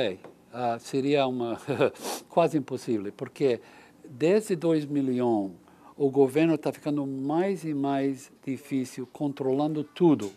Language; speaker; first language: Portuguese; non-native, learner; English